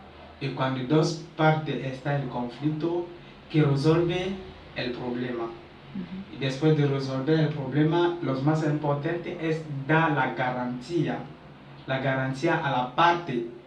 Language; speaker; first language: Spanish; non-native, learner; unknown